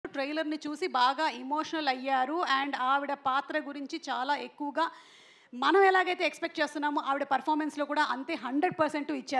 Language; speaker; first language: Telugu; native; Telugu